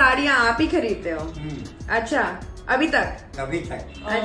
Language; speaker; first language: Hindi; early bilingual, heritage; Hindi